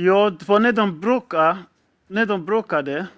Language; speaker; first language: Swedish; non-native, fluent; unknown